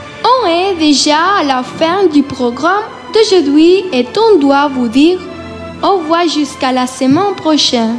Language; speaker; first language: French; non-native, learner; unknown